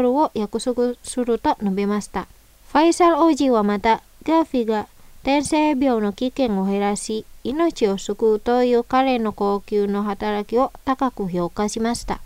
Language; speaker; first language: Japanese; non-native, fluent; Indonesian